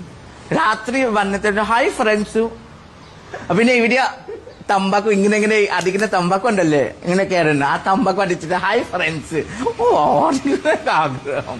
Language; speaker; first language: Malayalam; non-native, fluent; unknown